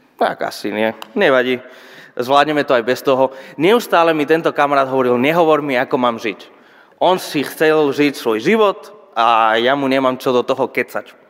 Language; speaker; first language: Slovak; non-native, fluent; Spanish